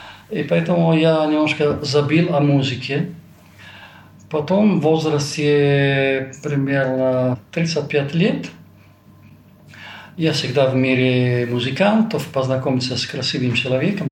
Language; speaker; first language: Russian; non-native, fluent; Italian